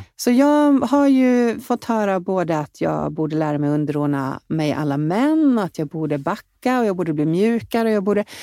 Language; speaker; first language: Swedish; native; Swedish